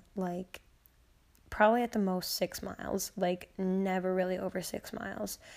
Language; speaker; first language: English; native; English